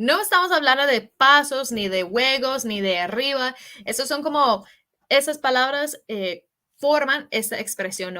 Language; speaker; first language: Spanish; non-native, fluent; English